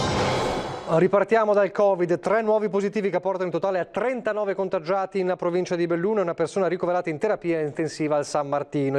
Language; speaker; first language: Italian; native; Italian